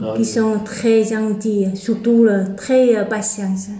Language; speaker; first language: French; non-native, learner; Vietnamese